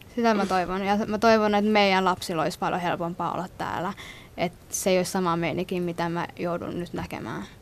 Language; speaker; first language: Finnish; early bilingual, other home language; Somali